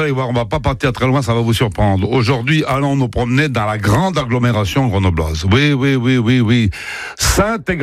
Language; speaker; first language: French; native; French